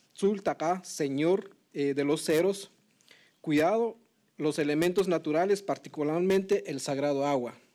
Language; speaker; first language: Spanish; non-native, local second language; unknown